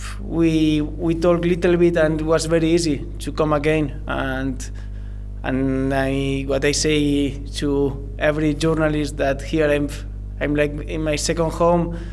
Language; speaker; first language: English; non-native, learner; Spanish